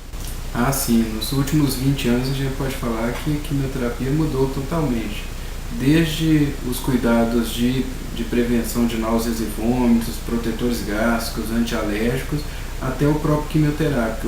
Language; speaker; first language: Portuguese; native; Portuguese